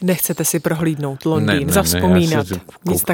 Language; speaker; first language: Czech; native; Czech